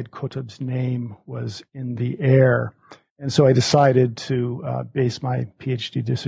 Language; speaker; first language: English; native; English